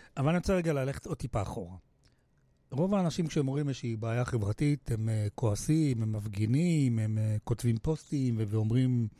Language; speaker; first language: Hebrew; native; Hebrew